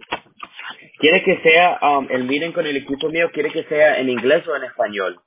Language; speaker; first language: Spanish; early bilingual, heritage; Spanish